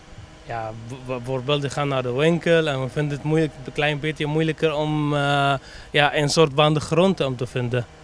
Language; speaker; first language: Dutch; non-native, learner; Arabic